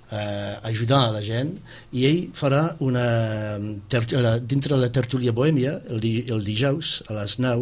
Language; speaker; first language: Catalan; non-native, fluent; English